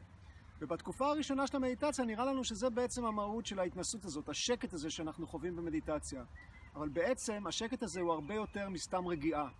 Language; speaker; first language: Hebrew; native; Hebrew